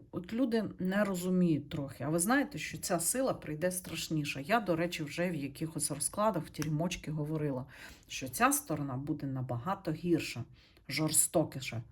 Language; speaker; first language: Ukrainian; non-native, local second language; Russian